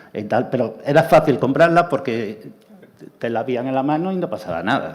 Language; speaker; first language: Spanish; non-native, local second language; Galician